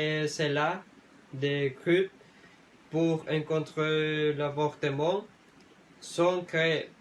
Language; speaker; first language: French; non-native, learner; Spanish